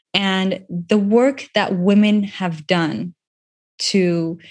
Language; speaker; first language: English; non-native, local second language; Persian